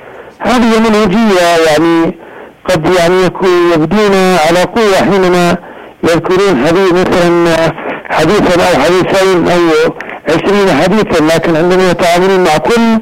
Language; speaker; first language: Arabic; native; Arabic